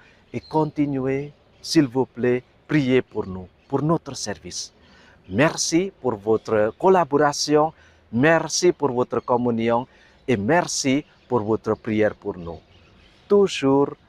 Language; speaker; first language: French; non-native, fluent; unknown